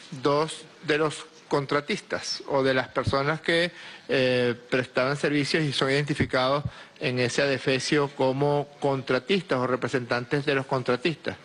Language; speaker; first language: Spanish; native; Spanish